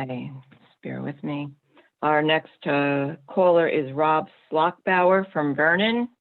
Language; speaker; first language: English; native; English